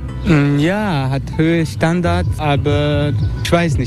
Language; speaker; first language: German; non-native, fluent; Turkish